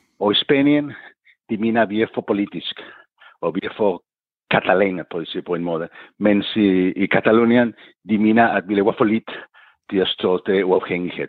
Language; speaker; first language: Danish; non-native, fluent; Catalan